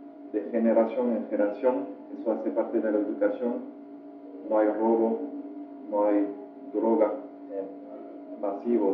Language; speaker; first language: Spanish; non-native, fluent; French